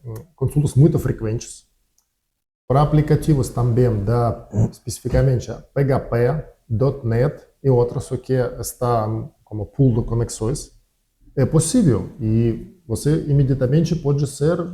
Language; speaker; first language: Portuguese; non-native, learner; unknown